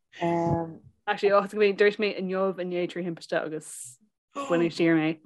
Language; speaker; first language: Irish; non-native, local second language; English